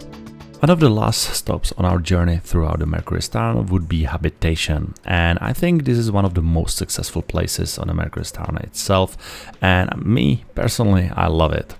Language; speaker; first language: English; non-native, fluent; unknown